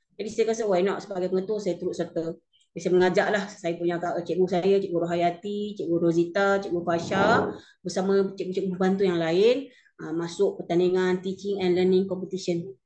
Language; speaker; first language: Malay; native; Malay